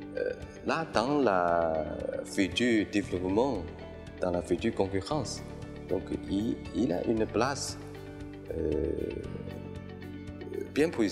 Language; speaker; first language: French; non-native, fluent; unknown